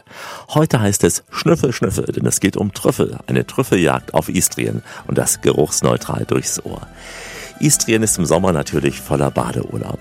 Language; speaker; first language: German; native; German